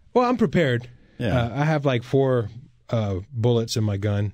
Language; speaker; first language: English; native; English